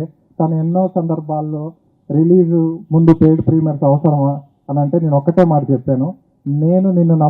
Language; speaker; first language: Telugu; native; Telugu